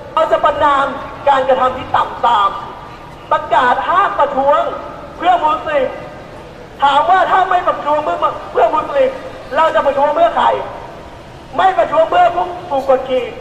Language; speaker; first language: Thai; native; Thai